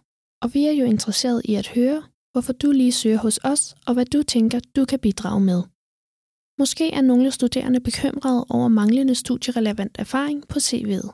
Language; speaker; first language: Danish; native; Danish